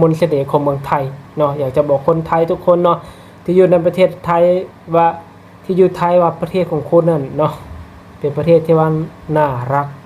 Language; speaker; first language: Thai; non-native, local second language; Lao